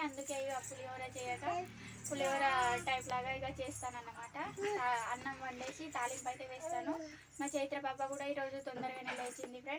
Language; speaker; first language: Telugu; non-native, local second language; Marathi